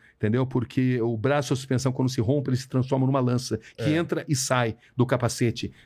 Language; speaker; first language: Portuguese; native; Portuguese